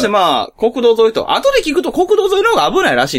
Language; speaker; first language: Japanese; native; Japanese